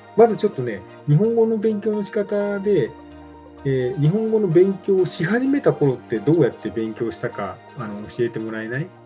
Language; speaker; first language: Japanese; native; Japanese